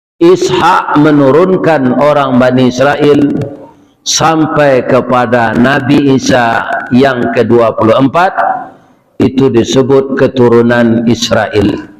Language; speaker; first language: Malay; non-native, local second language; Minangkabau